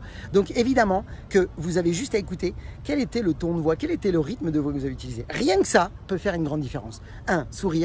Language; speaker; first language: French; native; French